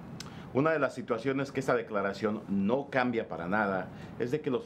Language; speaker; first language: Spanish; native; Spanish